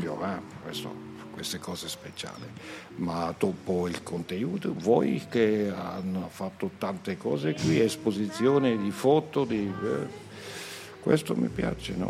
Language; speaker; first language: Italian; non-native, learner; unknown